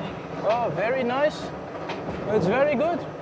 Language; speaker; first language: English; non-native, learner; French